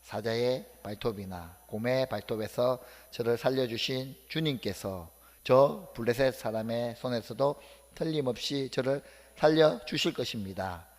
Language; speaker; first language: Korean; native; Korean